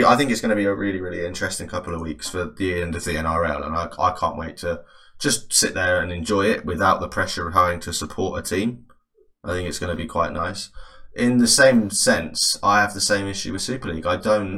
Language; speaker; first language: English; native; English